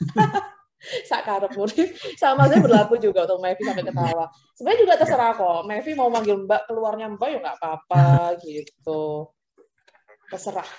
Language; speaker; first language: Indonesian; native; Indonesian